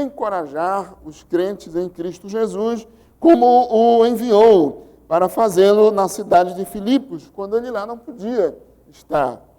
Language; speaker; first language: Portuguese; native; Portuguese